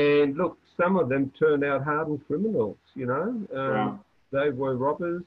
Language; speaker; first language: English; non-native, fluent; German